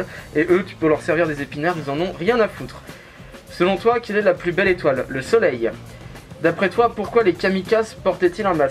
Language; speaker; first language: French; native; French